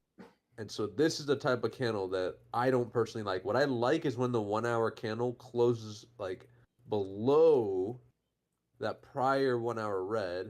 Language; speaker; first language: English; native; English